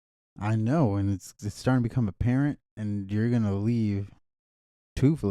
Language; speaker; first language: English; native; English